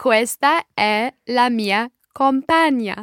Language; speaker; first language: Italian; non-native, learner; English